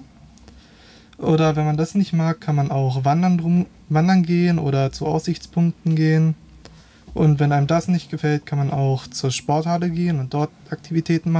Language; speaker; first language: German; native; German